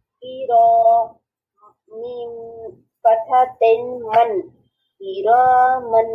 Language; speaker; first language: Arabic; non-native, learner; Bangla